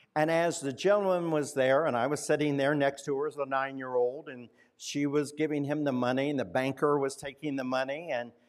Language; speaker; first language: English; native; English